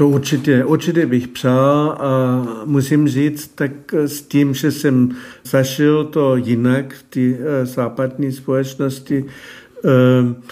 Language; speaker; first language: Czech; non-native, fluent; German